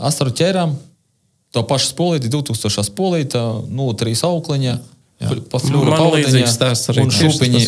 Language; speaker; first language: Latvian; non-native, local second language; Russian